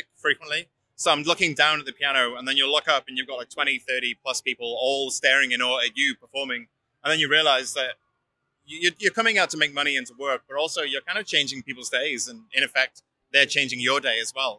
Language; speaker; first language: English; native; English